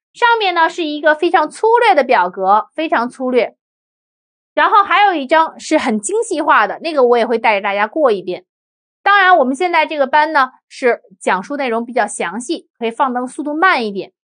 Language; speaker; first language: Chinese; native; Chinese